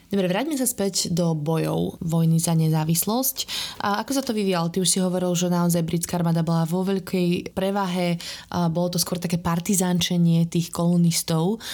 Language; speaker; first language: Slovak; native; Slovak